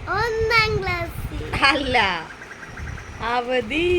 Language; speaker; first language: Malayalam; native; Malayalam